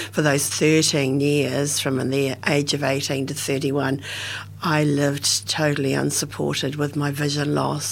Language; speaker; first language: English; native; English